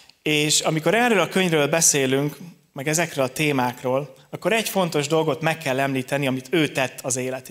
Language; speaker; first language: Hungarian; native; Hungarian